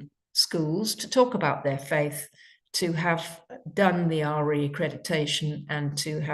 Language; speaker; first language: English; native; English